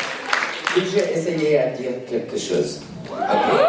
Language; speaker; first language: French; non-native, learner; English